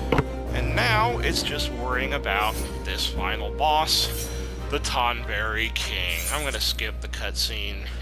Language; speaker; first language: English; native; English